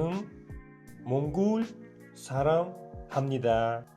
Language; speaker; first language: Korean; non-native, learner; Mongolian